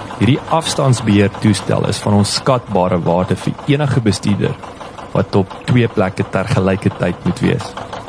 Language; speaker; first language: Afrikaans; native; Afrikaans